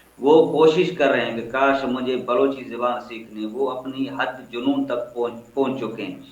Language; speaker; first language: Urdu; non-native, local second language; Baluchi